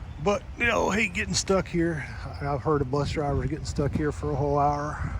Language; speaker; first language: English; native; English